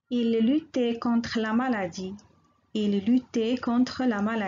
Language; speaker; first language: French; non-native, local second language; Arabic